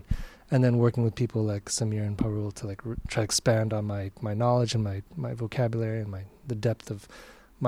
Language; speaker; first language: English; native; English